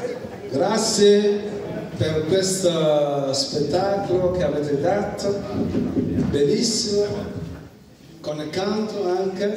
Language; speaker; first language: Italian; non-native, fluent; French